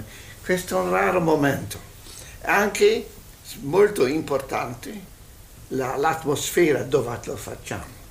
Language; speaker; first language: Italian; non-native, learner; Hungarian